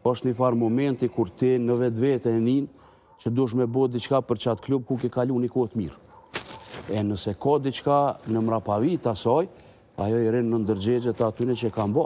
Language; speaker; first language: Albanian; native; Albanian